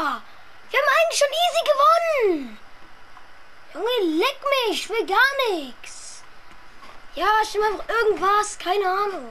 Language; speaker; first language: German; native; German